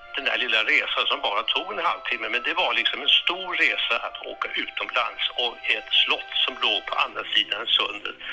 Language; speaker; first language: Swedish; early bilingual, heritage; Swedish